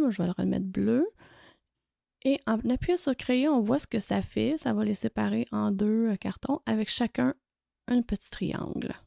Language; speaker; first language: French; native; French